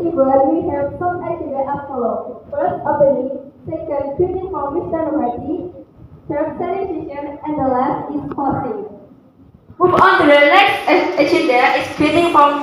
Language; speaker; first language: English; non-native, learner; Indonesian